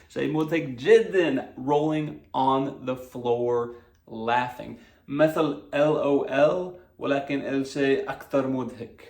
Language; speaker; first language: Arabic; non-native, fluent; English